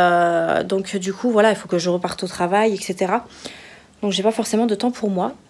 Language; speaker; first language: French; native; French